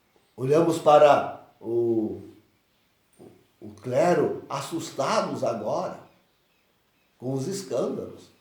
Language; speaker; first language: Portuguese; native; Portuguese